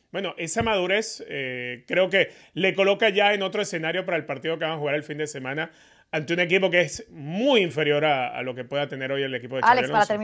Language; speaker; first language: Spanish; native; Spanish